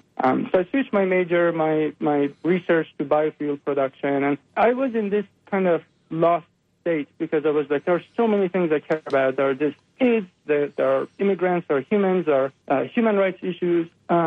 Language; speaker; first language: English; non-native, fluent; Persian